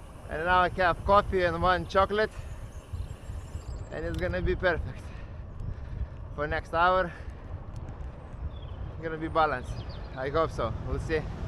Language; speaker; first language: English; non-native, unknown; Lithuanian